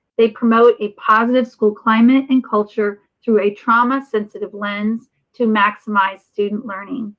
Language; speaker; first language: English; native; English